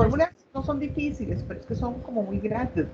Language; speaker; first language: Spanish; native; Spanish